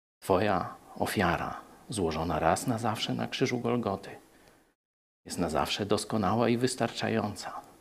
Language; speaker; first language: Polish; native; Polish